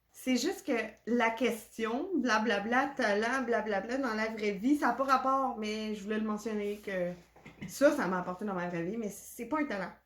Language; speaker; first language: French; native; French